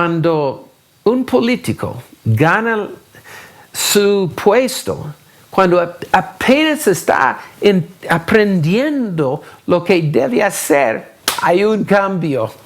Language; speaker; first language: Spanish; non-native, fluent; English